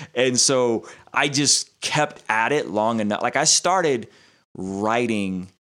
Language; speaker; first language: English; early bilingual, other home language; Russian